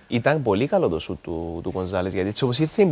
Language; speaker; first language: Greek; native; Greek